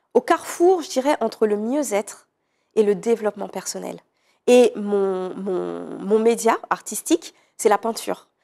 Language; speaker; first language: French; native; French